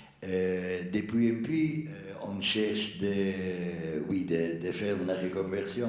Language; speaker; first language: French; non-native, fluent; Italian